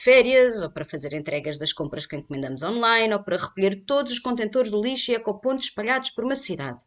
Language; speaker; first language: Portuguese; native; Portuguese